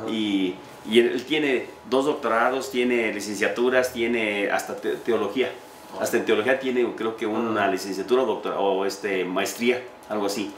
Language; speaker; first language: Spanish; native; Spanish